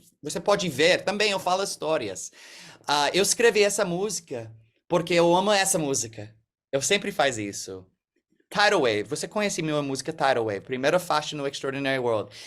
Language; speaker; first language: Portuguese; early bilingual, heritage; English